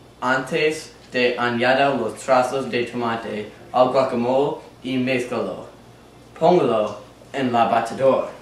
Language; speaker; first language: Spanish; non-native, learner; English